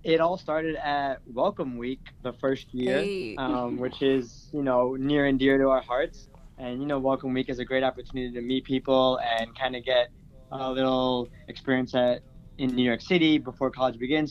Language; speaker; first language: English; native; English